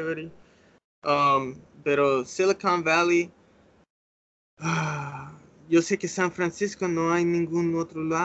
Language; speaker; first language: Spanish; early bilingual, heritage; English